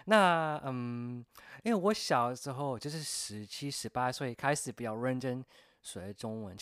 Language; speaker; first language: Chinese; non-native, fluent; English